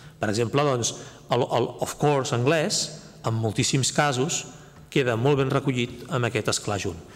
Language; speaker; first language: Catalan; native; Catalan